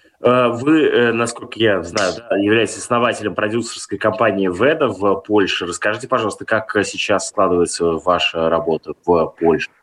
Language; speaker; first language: Russian; native; Russian